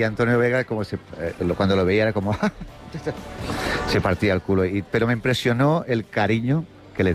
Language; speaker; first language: Spanish; native; Spanish